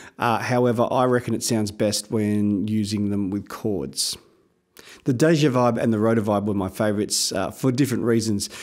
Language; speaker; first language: English; native; English